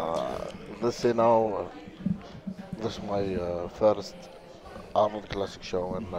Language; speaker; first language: English; non-native, learner; Arabic